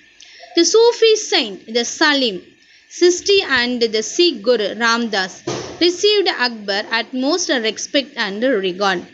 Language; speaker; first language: English; non-native, local second language; Tamil